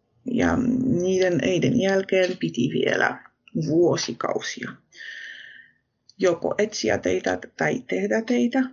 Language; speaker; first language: Finnish; non-native, fluent; Polish